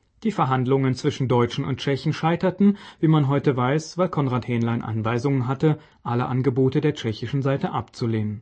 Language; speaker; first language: German; native; German